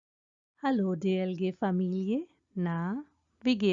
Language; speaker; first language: German; non-native, fluent; Hindi